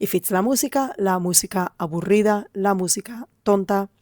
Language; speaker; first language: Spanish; non-native, fluent; English